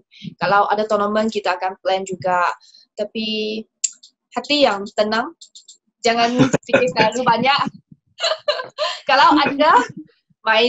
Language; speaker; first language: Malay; non-native, local second language; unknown